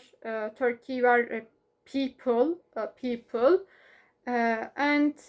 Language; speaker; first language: English; non-native, learner; Turkish